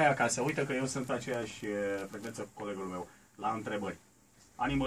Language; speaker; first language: Romanian; native; Romanian